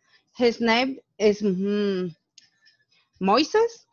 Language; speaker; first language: English; non-native, learner; Spanish